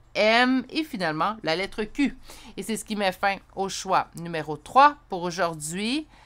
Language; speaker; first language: French; native; French